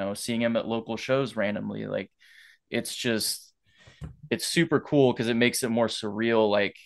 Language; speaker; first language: English; native; English